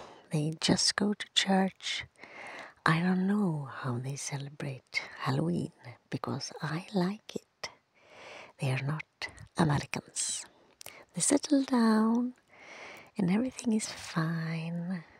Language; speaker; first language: English; non-native, fluent; Swedish